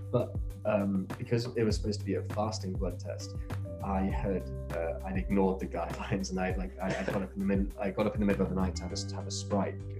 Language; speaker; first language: English; native; English